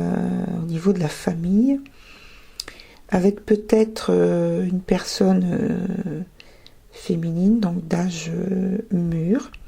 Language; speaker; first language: French; native; French